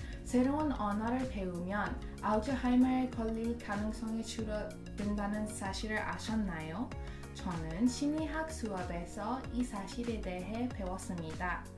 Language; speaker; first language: Korean; non-native, learner; Persian